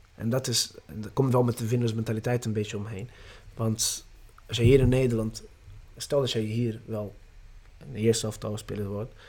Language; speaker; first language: Dutch; non-native, fluent; Portuguese